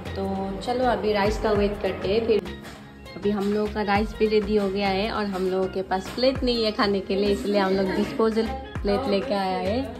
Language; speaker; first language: Hindi; non-native, local second language; Assamese